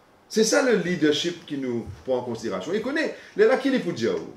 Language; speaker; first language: French; non-native, local second language; Morisyen